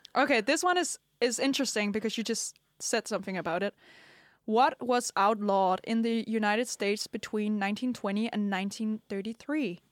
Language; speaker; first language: English; non-native, fluent; Danish